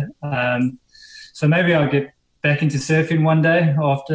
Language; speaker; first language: English; native; English